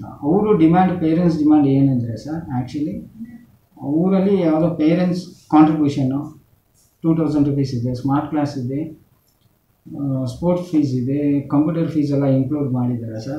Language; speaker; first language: Kannada; non-native, local second language; Tamil